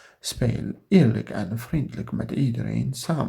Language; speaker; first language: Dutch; non-native, learner; Turkish